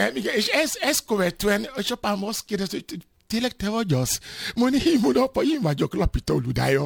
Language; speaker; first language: Hungarian; non-native, fluent; Yoruba